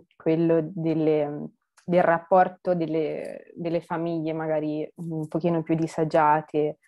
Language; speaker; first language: Italian; native; Italian